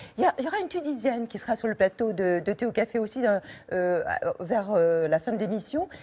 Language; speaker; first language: French; native; French